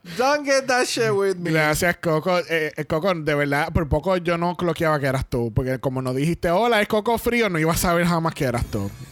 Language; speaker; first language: Spanish; native; Spanish